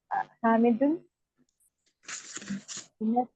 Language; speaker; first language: Arabic; non-native, learner; Urdu